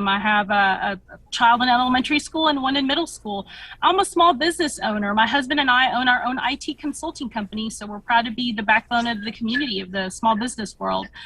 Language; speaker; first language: English; early bilingual, other home language; Spanish